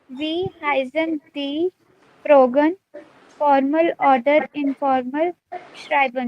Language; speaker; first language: German; non-native, learner; Hindi